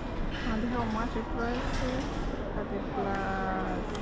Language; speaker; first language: English; non-native, fluent; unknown